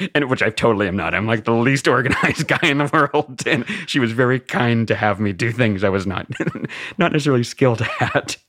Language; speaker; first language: English; native; English